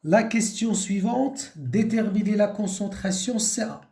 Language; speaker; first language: French; non-native, local second language; Arabic